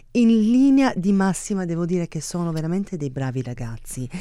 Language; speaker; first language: Italian; early bilingual, heritage; Italian